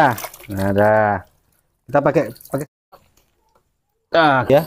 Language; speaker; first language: Indonesian; native; Indonesian